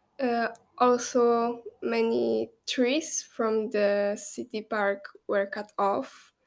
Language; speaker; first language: English; non-native, fluent; Polish